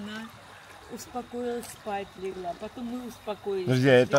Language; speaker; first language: Russian; native; Russian